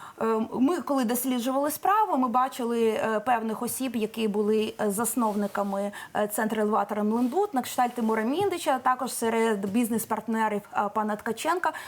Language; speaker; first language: Ukrainian; native; Ukrainian